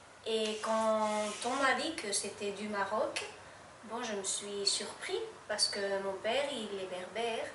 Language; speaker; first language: French; non-native, fluent; Spanish